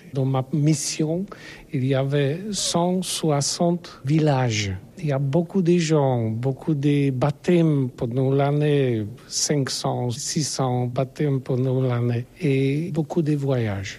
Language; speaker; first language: French; non-native, learner; Polish